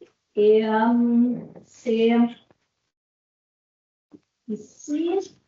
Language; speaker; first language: French; non-native, fluent; German